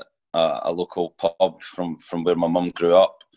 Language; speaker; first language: English; native; English